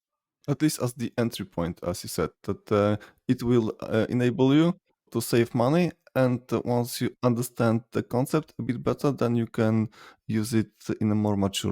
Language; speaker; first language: English; non-native, fluent; Polish